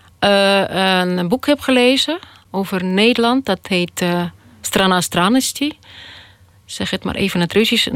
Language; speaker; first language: Dutch; non-native, fluent; Russian